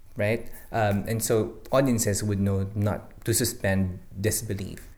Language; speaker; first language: English; non-native, local second language; Filipino